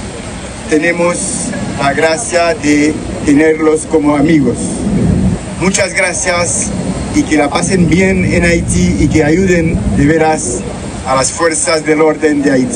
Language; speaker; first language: Spanish; non-native, learner; Haitian Creole